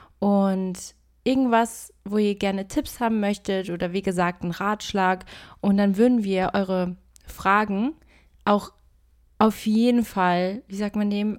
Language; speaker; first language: German; early bilingual, other home language; Portuguese